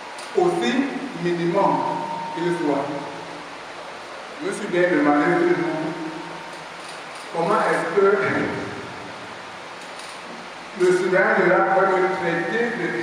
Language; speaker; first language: French; non-native, local second language; Basaa